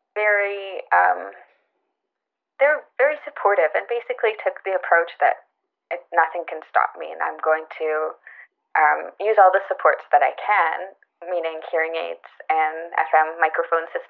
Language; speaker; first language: English; native; English